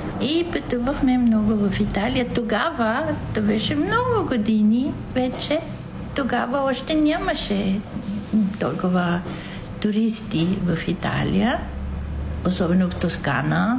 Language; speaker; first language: Bulgarian; non-native, fluent; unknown